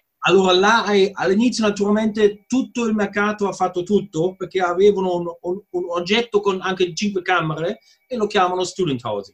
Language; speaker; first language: Italian; non-native, fluent; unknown